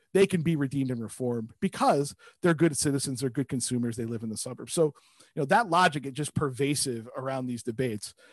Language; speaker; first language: English; native; English